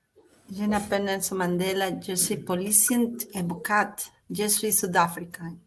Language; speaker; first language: French; non-native, learner; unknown